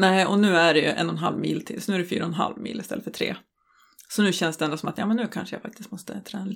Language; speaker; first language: Swedish; native; Swedish